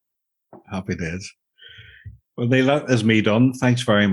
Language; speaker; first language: English; native; English